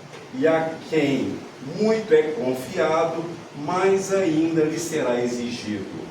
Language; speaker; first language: Portuguese; native; Portuguese